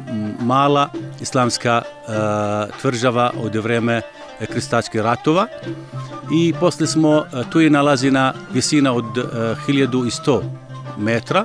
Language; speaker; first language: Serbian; non-native, learner; Arabic